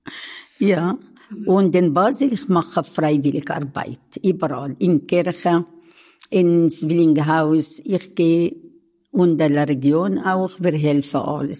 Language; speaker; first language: German; non-native, learner; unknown